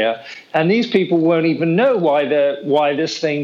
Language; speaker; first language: English; native; English